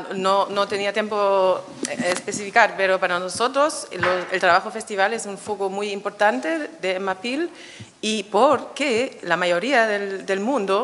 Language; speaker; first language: Spanish; non-native, fluent; German